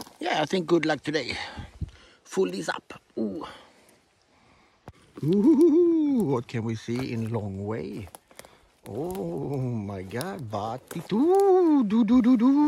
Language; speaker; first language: English; non-native, learner; Swedish